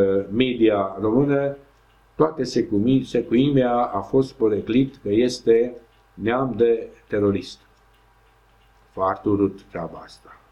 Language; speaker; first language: Romanian; non-native, local second language; Hungarian